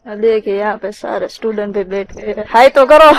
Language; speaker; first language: Hindi; non-native, local second language; Gujarati